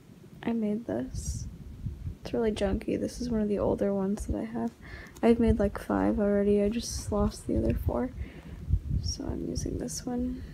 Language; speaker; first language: English; native; English